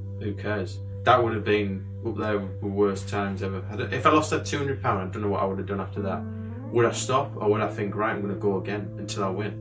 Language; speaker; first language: English; native; English